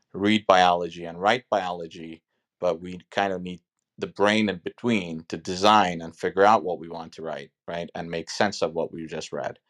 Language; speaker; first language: English; non-native, fluent; Turkish